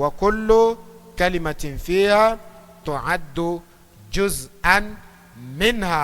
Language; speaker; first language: Arabic; non-native, fluent; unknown